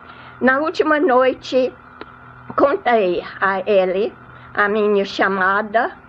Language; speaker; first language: Portuguese; non-native, fluent; English